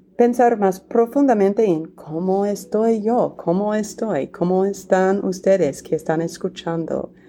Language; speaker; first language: Spanish; non-native, fluent; English